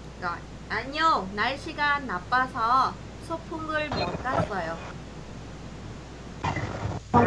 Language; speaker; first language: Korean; non-native, fluent; Vietnamese